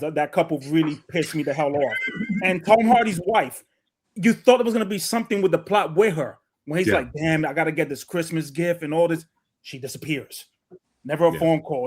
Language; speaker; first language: English; native; English